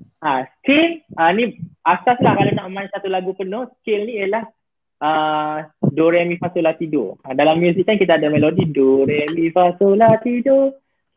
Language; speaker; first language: Malay; native; Malay